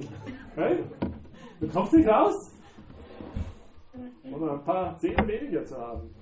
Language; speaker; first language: German; non-native, fluent; English